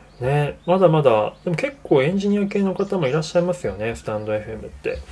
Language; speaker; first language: Japanese; native; Japanese